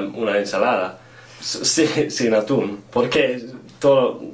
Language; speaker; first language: Spanish; non-native, fluent; English